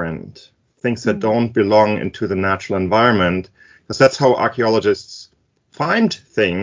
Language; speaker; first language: English; non-native, fluent; German